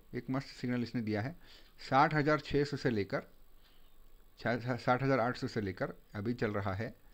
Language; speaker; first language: Hindi; non-native, local second language; Marathi